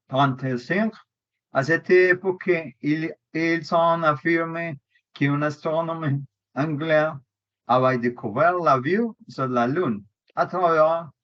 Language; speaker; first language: French; non-native, learner; Spanish